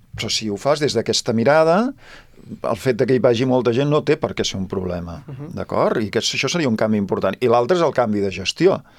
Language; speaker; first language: Catalan; native; Catalan